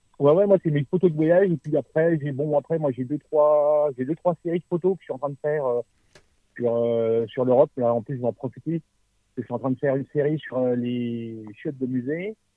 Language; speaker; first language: French; native; French